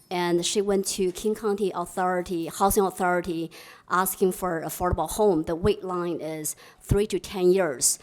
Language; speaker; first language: English; non-native, fluent; Chinese